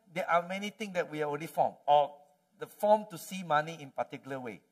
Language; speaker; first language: English; non-native, local second language; Malay